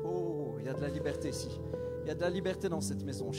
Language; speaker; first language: French; native; French